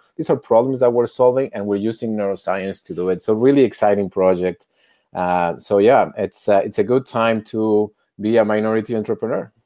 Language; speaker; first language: English; non-native, fluent; Spanish